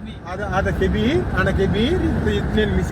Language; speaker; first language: Arabic; non-native, learner; Hindi